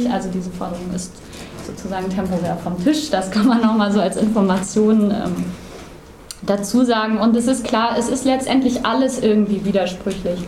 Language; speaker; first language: German; native; German